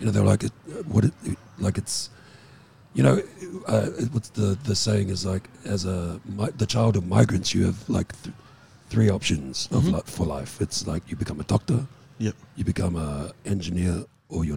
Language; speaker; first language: English; non-native, local second language; Samoan